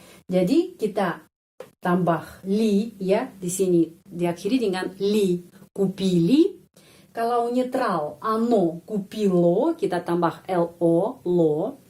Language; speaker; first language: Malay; non-native, fluent; Russian